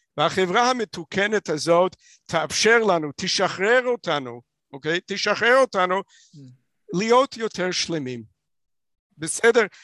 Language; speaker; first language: Hebrew; non-native, fluent; English